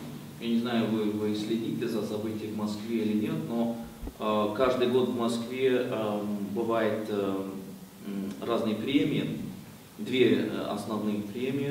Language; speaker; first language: Russian; non-native, fluent; Swedish